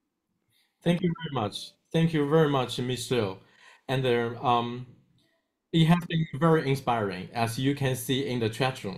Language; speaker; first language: English; non-native, fluent; Chinese